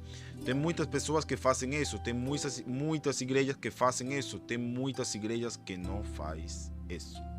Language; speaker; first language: Portuguese; non-native, fluent; Spanish